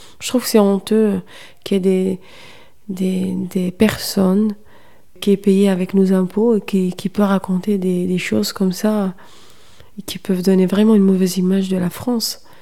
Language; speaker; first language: French; non-native, local second language; Kabyle